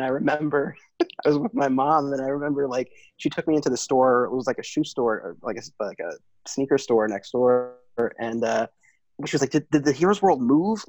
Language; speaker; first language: English; native; English